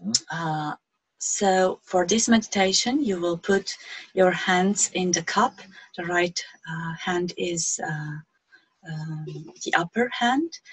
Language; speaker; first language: English; non-native, fluent; Slovenian